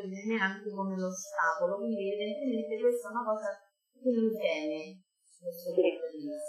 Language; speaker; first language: Italian; native; Italian